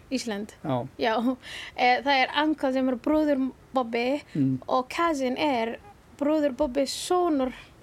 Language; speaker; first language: Icelandic; non-native, fluent; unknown